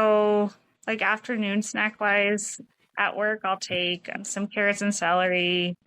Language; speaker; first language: English; native; English